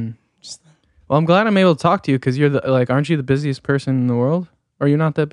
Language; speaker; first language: English; native; English